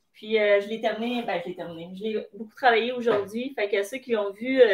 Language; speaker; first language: French; native; French